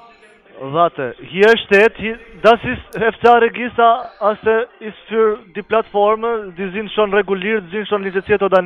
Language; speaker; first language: German; non-native, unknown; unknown